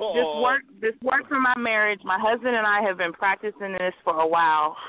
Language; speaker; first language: English; native; English